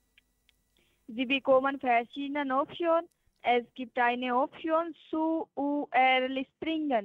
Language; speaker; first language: German; non-native, learner; Hindi